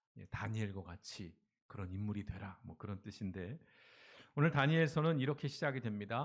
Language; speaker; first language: Korean; native; Korean